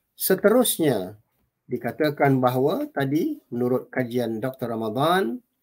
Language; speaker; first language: English; non-native, local second language; Malay